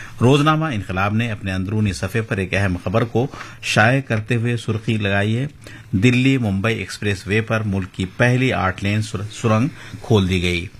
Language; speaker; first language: Urdu; native; Urdu